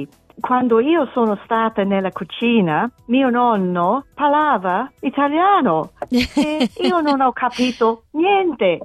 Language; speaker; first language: Italian; non-native, learner; German